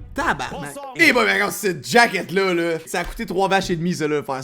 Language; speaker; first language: French; native; French